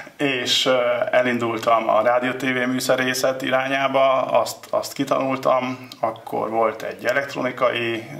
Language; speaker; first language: Hungarian; native; Hungarian